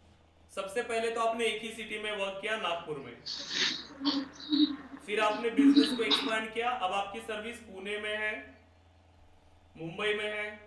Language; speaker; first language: Hindi; native; Hindi